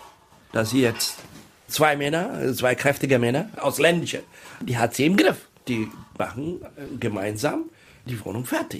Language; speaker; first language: German; non-native, fluent; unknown